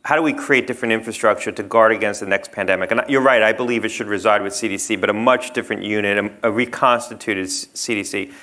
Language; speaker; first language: English; native; English